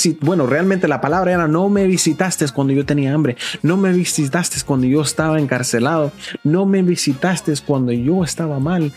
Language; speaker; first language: Spanish; early bilingual, heritage; Spanish